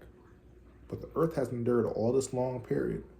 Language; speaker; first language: English; native; English